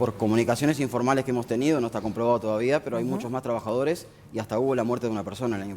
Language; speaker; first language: Spanish; native; Spanish